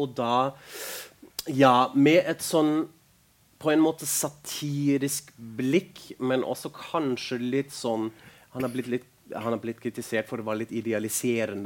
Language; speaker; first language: Norwegian; non-native, fluent; German